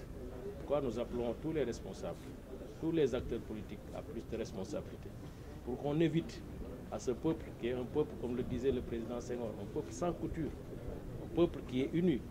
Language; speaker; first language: French; non-native, local second language; Wolof